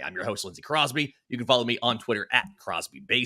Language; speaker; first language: English; native; English